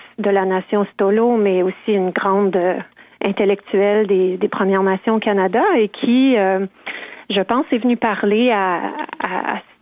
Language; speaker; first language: French; native; French